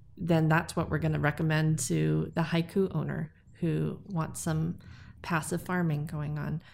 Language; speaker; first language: English; native; English